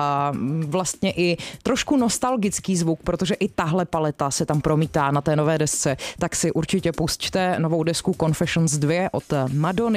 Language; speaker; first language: Czech; native; Czech